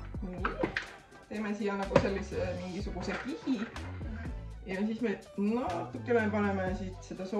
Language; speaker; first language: Estonian; native; Estonian